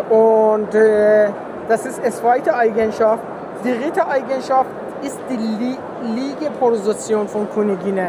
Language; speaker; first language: German; non-native, learner; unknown